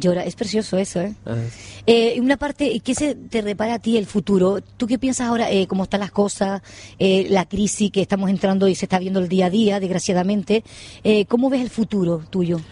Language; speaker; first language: Spanish; native; Spanish